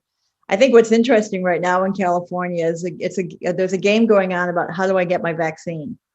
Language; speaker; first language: English; native; English